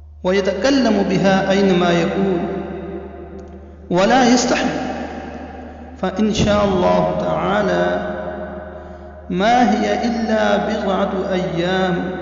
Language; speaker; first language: Arabic; non-native, fluent; Urdu